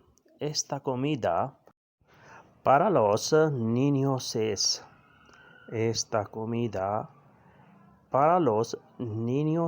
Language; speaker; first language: Spanish; non-native, learner; Urdu